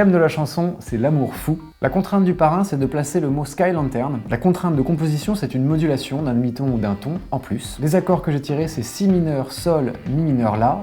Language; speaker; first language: French; native; French